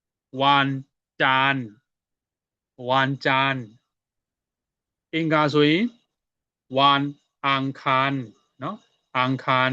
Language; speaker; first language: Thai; non-native, fluent; Burmese